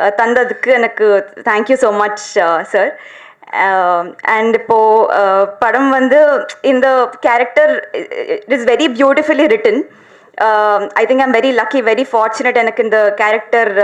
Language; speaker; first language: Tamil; non-native, learner; Telugu